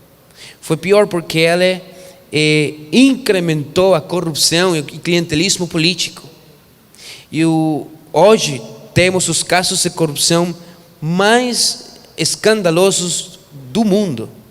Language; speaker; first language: Portuguese; non-native, fluent; Spanish